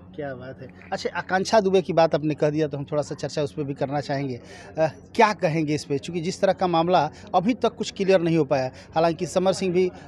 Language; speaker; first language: Hindi; native; Hindi